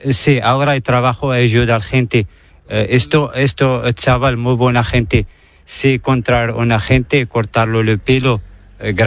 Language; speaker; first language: Spanish; non-native, learner; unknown